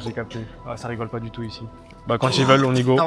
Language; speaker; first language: French; native; French